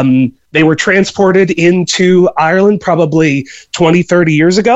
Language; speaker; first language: English; native; English